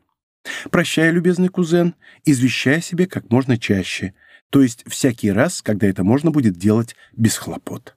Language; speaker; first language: Russian; native; Russian